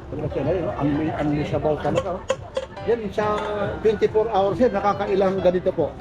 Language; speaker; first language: Filipino; non-native, local second language; Waray